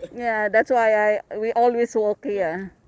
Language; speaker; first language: English; non-native, local second language; Filipino